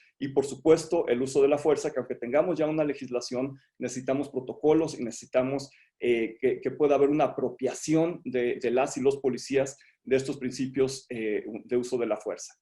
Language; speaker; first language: Spanish; native; Spanish